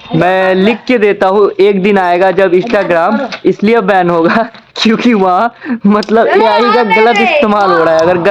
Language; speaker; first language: Hindi; native; Hindi